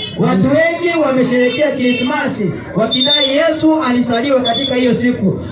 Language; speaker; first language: Swahili; non-native, local second language; Gusii